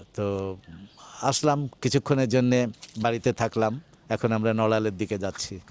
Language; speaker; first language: Bangla; native; Bangla